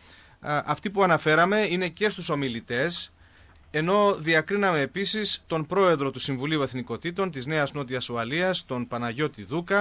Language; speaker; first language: Greek; native; Greek